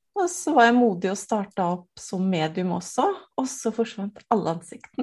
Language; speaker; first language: Norwegian; native; Norwegian